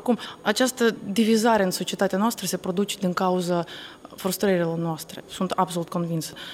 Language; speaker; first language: Romanian; non-native, local second language; Russian